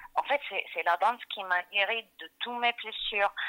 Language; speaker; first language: French; non-native, fluent; Arabic